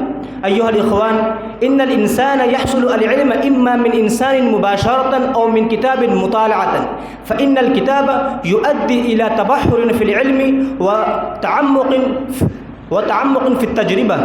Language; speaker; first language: Arabic; non-native, fluent; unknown